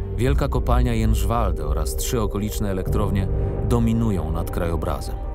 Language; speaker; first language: Polish; native; Polish